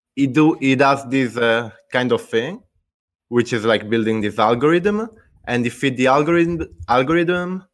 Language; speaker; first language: English; non-native, fluent; Italian